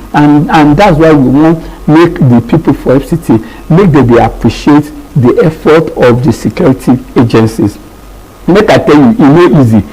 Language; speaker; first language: Nigerian Pidgin; non-native, local second language; Yoruba